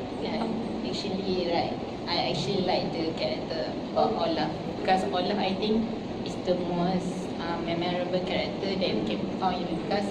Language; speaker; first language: English; non-native, local second language; Malay